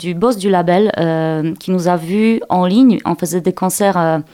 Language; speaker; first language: French; non-native, fluent; Polish